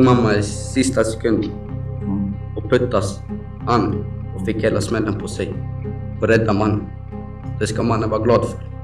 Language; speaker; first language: Swedish; early bilingual, other home language; Romany